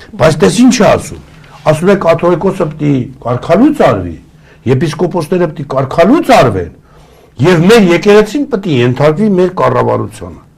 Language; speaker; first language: Armenian; early bilingual, other home language; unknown